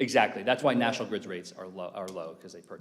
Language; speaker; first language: English; native; English